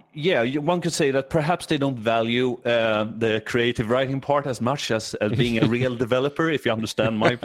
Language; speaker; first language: English; non-native, fluent; Swedish